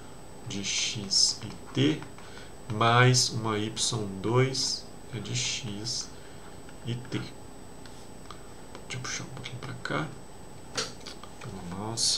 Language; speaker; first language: Portuguese; native; Portuguese